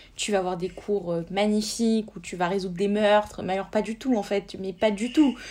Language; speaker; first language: French; native; French